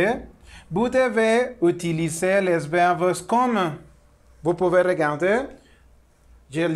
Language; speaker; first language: French; non-native, learner; Spanish